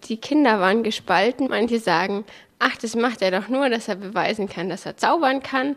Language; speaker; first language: German; native; German